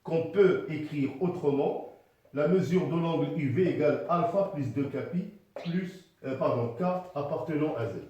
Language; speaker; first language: French; non-native, local second language; Arabic